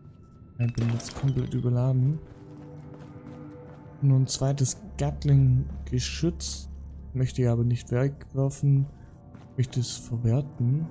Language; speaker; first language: German; native; German